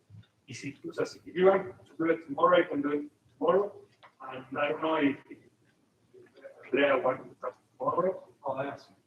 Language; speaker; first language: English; non-native, learner; Spanish